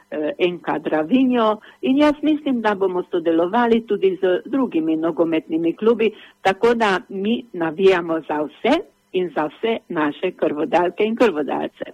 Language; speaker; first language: Slovenian; native; Slovenian